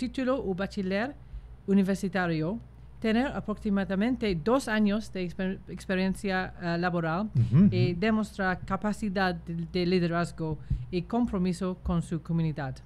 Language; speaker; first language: Spanish; non-native, fluent; English